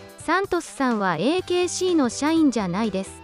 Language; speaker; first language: Japanese; non-native, learner; Portuguese